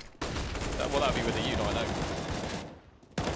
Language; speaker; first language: English; native; English